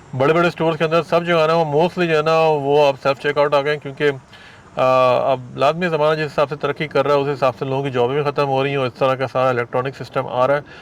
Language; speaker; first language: Urdu; native; Urdu